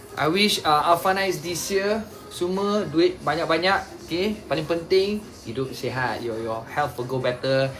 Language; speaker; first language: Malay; non-native, local second language; Chinese